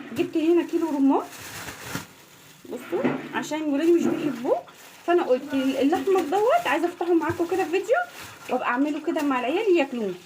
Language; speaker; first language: Arabic; native; Arabic